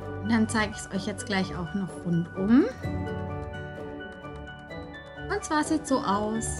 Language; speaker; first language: German; native; German